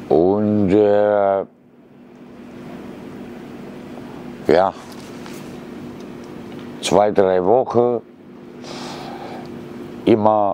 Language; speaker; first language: German; non-native, learner; Romanian